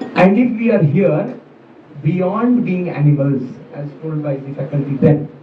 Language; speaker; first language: English; non-native, local second language; Marathi